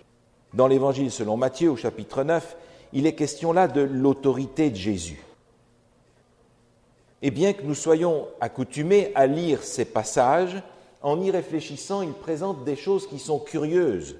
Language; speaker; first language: French; native; French